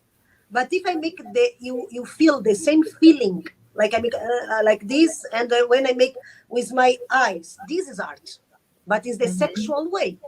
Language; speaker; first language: English; non-native, learner; Arabic